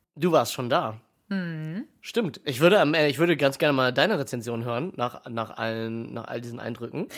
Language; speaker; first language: German; native; German